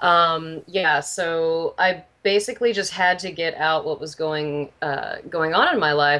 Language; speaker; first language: English; native; English